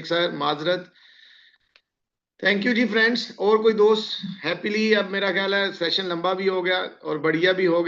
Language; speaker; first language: Hindi; native; Hindi